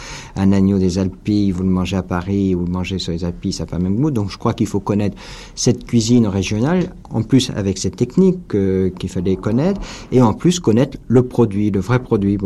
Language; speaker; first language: French; native; French